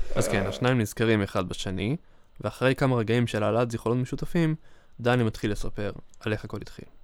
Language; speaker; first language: Hebrew; native; Hebrew